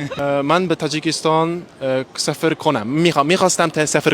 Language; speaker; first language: Persian; non-native, learner; Japanese